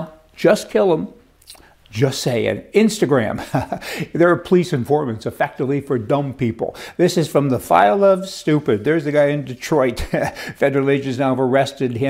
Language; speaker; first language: English; native; English